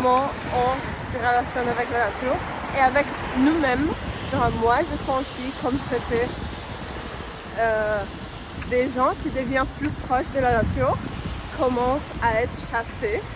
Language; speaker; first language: French; non-native, learner; Portuguese